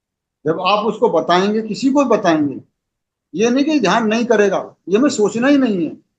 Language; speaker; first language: Hindi; native; Hindi